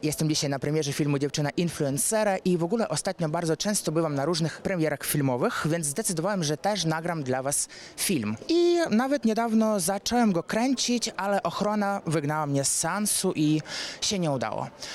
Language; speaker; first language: Polish; non-native, fluent; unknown